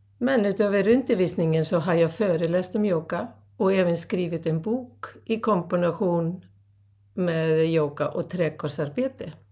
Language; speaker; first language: Swedish; non-native, fluent; Icelandic